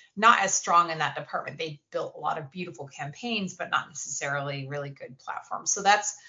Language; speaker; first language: English; native; English